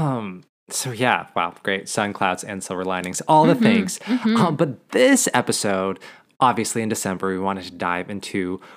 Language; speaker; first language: English; native; English